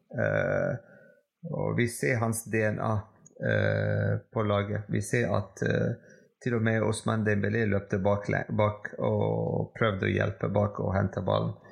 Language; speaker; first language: Norwegian; non-native, fluent; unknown